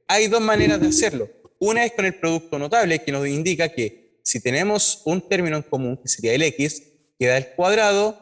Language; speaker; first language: Spanish; native; Spanish